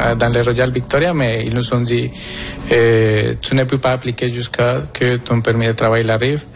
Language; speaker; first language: French; non-native, fluent; Spanish